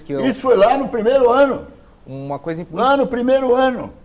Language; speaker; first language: Portuguese; native; Portuguese